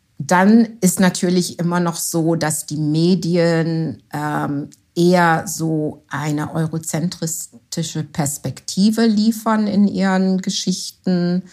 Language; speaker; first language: German; non-native, fluent; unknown